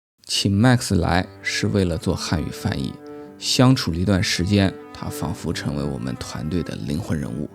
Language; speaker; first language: Chinese; native; Chinese